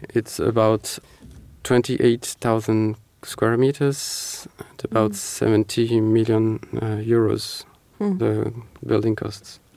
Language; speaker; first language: English; non-native, fluent; French